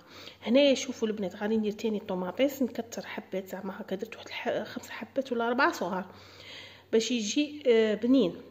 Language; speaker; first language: Arabic; native; Arabic